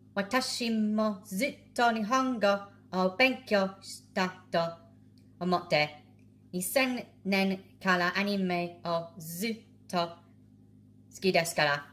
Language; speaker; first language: Japanese; non-native, learner; English